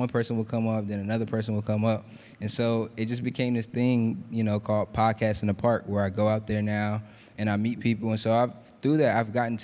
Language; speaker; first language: English; native; English